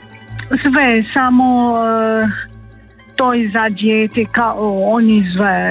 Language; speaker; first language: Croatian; non-native, learner; Arabic